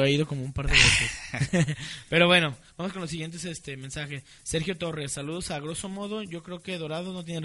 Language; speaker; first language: Spanish; native; Spanish